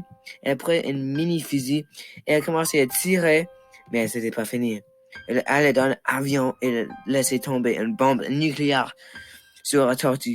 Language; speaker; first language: French; non-native, local second language; English